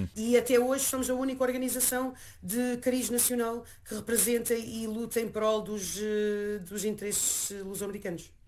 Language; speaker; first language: Portuguese; early bilingual, heritage; Portuguese